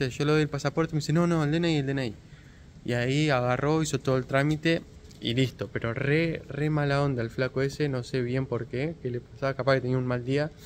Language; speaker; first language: Spanish; native; Spanish